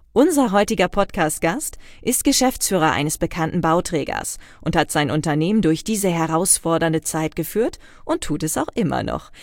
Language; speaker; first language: German; native; German